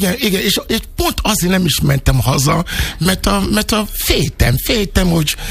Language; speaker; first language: Hungarian; non-native, learner; Yoruba